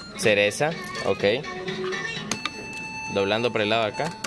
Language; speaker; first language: Spanish; native; Spanish